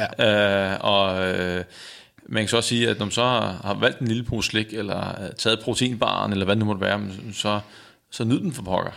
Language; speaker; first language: Danish; native; Danish